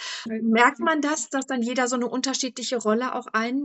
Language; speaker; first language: German; native; German